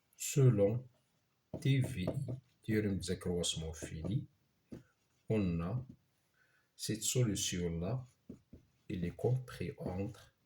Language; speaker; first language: French; non-native, local second language; Arabic